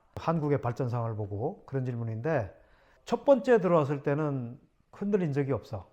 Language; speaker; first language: Korean; native; Korean